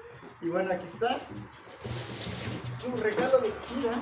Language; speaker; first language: Spanish; native; Spanish